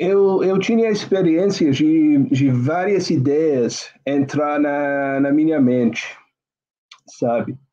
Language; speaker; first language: Portuguese; non-native, fluent; English